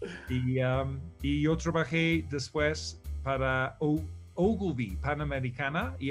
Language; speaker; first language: Spanish; non-native, fluent; English